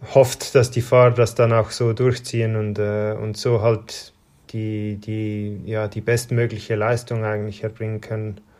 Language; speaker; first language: German; native; German